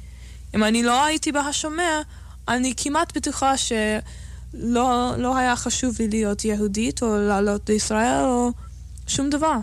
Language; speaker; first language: Hebrew; non-native, fluent; English